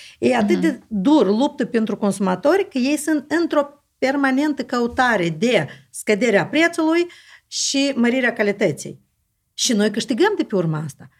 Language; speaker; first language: Romanian; native; Romanian